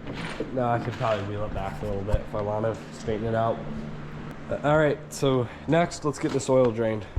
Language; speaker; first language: English; native; English